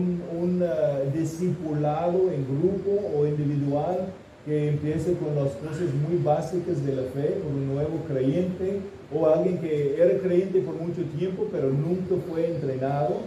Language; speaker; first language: Spanish; non-native, fluent; English